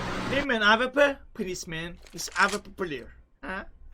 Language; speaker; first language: English; non-native, learner; Turkish